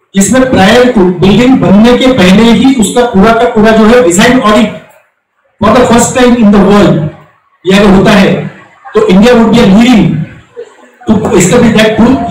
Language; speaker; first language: Hindi; non-native, local second language; Marathi